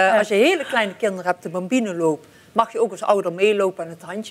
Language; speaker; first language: Dutch; native; Dutch